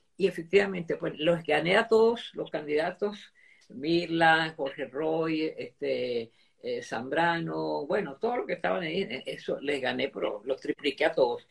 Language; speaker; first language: Spanish; early bilingual, other home language; Italian